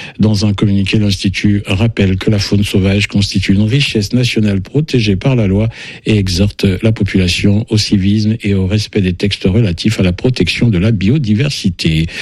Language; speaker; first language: French; native; French